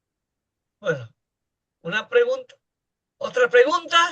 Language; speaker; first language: Spanish; non-native, fluent; Bangla